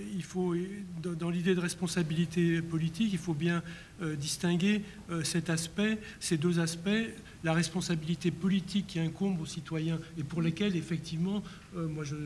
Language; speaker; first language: French; native; French